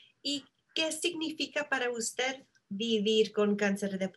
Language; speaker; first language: Spanish; early bilingual, heritage; Spanish